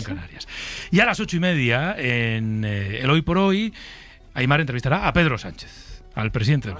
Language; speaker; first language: Spanish; native; Spanish